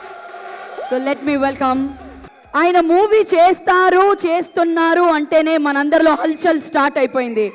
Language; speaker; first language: Telugu; native; Telugu